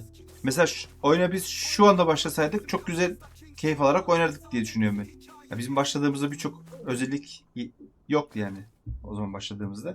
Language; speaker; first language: Turkish; native; Turkish